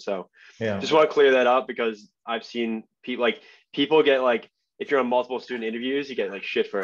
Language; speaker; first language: English; native; English